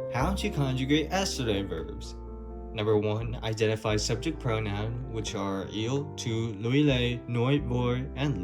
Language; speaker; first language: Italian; non-native, learner; English